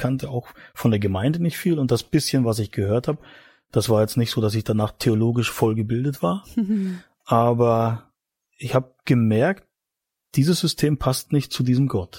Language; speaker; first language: German; native; German